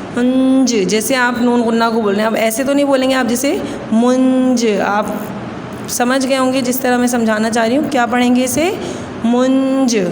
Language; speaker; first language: Urdu; non-native, local second language; Sindhi